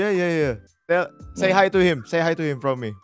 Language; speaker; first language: English; non-native, fluent; Indonesian